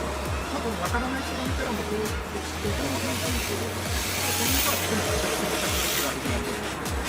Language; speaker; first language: Japanese; native; Japanese